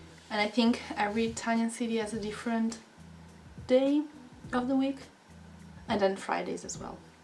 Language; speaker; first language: English; non-native, fluent; Italian